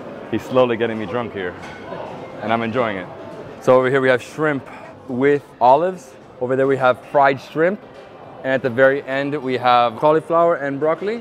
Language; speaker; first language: English; early bilingual, other home language; Italian